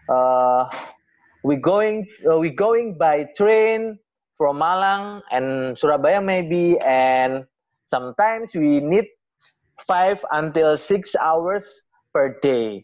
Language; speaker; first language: English; non-native, learner; Indonesian